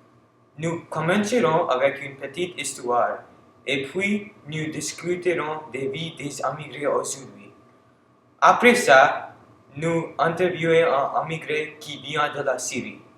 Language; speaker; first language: French; non-native, learner; English